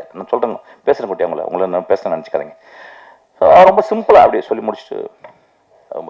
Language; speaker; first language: Tamil; native; Tamil